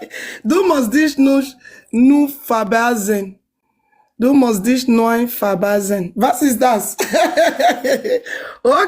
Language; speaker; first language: German; non-native, learner; Nigerian Pidgin